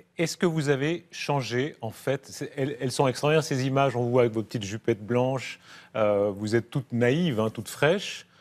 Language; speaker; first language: French; native; French